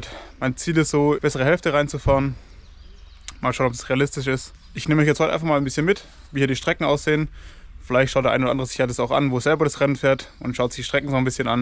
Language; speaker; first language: German; native; German